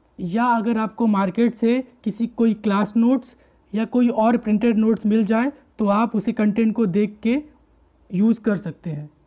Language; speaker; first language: Hindi; native; Hindi